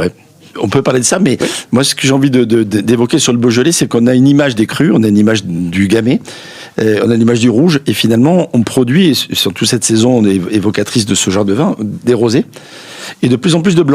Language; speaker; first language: French; native; French